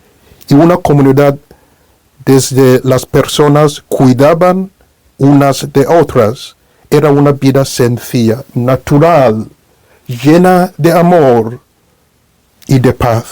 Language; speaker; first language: Spanish; non-native, fluent; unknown